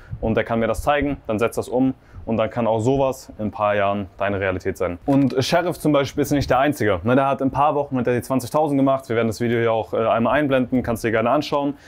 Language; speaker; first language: German; native; German